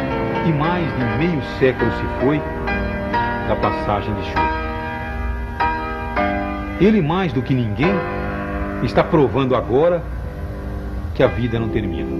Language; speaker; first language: Portuguese; native; Portuguese